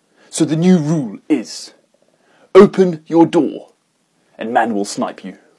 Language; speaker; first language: English; native; English